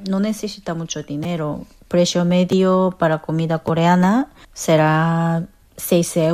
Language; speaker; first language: Spanish; non-native, fluent; Korean